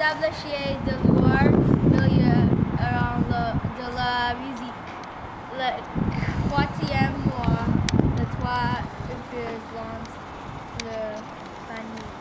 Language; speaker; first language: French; non-native, learner; English